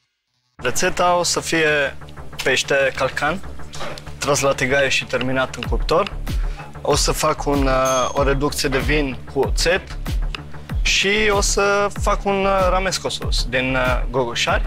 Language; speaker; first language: Romanian; early bilingual, heritage; Romanian